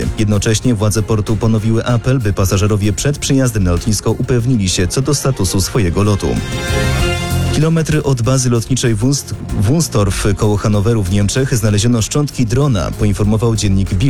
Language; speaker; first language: Polish; native; Polish